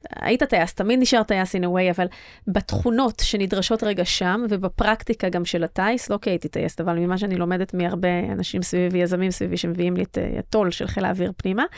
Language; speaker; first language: Hebrew; native; Hebrew